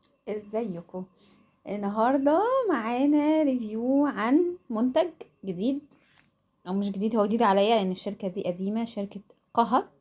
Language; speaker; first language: Arabic; native; Arabic